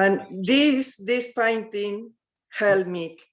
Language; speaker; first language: English; non-native, learner; Spanish